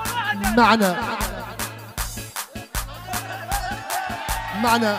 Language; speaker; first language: Arabic; native; Arabic